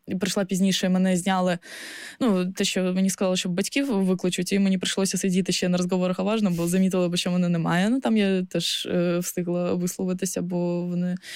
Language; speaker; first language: Ukrainian; non-native, local second language; Russian